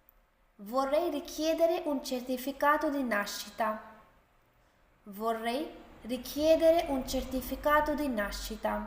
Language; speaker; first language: Italian; non-native, fluent; Urdu